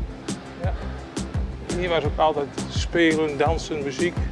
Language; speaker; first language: Dutch; native; Dutch